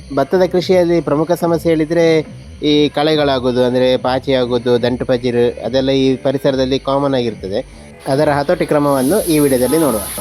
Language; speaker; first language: Kannada; non-native, local second language; Tulu